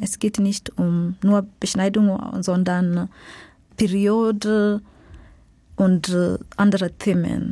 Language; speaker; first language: German; non-native, learner; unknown